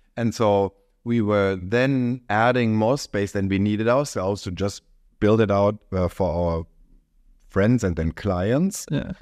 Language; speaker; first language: English; non-native, fluent; German